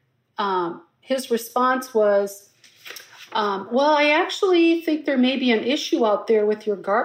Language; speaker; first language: English; native; English